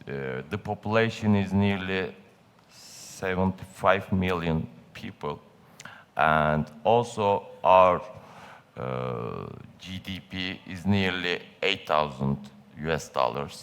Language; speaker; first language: English; non-native, learner; Turkish